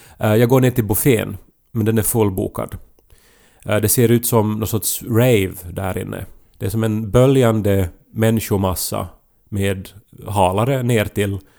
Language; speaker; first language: Swedish; native; Swedish